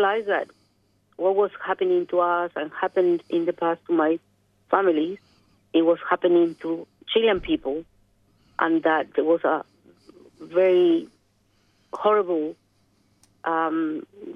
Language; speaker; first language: English; non-native, fluent; Spanish